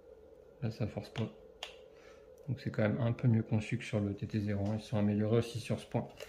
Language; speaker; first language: French; native; French